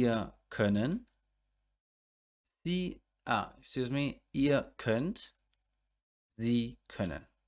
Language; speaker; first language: German; non-native, fluent; English